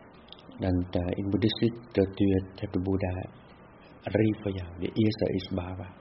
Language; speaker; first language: Dutch; non-native, fluent; Vietnamese